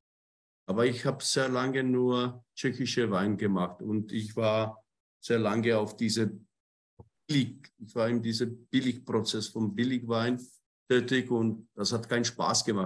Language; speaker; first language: German; non-native, fluent; Czech